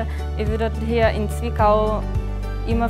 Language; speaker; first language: German; non-native, fluent; Ukrainian